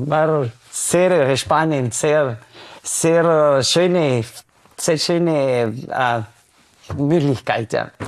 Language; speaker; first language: German; non-native, fluent; Spanish